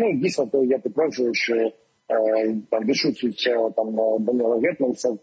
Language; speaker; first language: Ukrainian; non-native, local second language; Russian